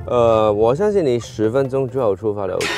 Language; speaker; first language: Chinese; non-native, local second language; Cantonese